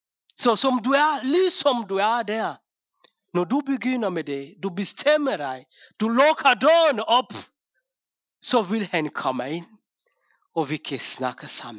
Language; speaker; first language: Danish; non-native, fluent; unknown